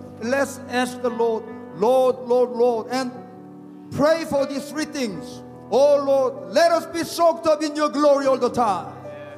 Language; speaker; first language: English; non-native, fluent; Korean